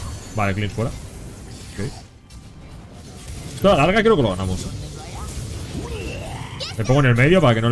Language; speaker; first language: Spanish; native; Spanish